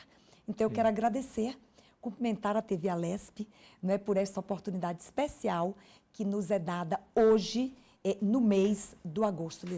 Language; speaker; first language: Portuguese; native; Portuguese